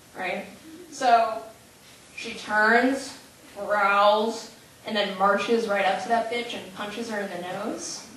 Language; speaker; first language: English; native; English